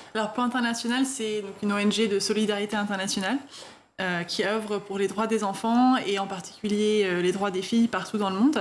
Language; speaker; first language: French; native; French